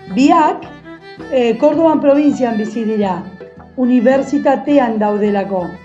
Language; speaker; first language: Basque; non-native, learner; Spanish